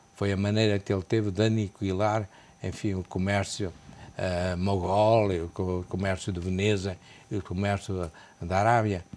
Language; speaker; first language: Portuguese; native; Portuguese